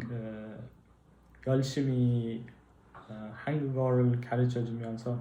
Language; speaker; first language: Korean; non-native, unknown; Uzbek